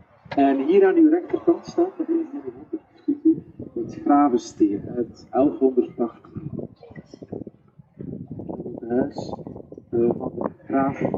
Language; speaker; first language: Dutch; native; Dutch